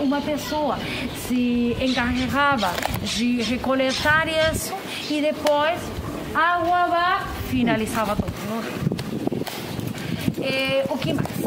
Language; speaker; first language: Portuguese; non-native, fluent; Spanish